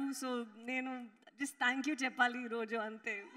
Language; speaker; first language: Telugu; non-native, learner; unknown